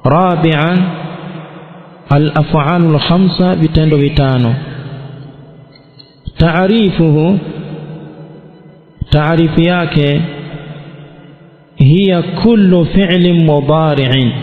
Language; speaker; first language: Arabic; non-native, fluent; Swahili